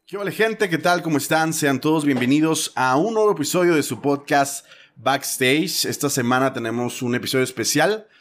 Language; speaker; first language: Spanish; native; Spanish